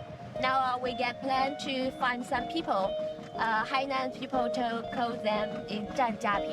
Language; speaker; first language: English; non-native, learner; Chinese